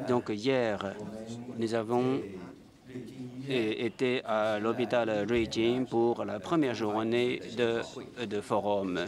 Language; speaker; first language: French; non-native, fluent; Chinese